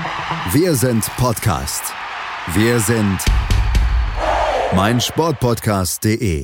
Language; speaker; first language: German; native; German